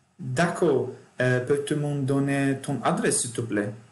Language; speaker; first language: French; non-native, learner; Turkish